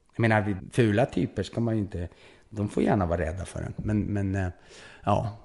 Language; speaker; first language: Swedish; native; Swedish